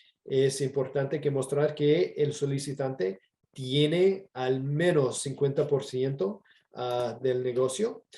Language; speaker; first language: Spanish; non-native, fluent; English